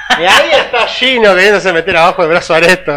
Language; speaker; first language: Spanish; native; Spanish